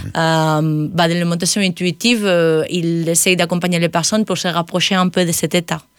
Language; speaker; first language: French; non-native, fluent; Spanish